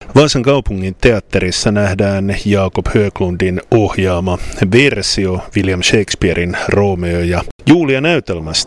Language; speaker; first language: Finnish; native; Finnish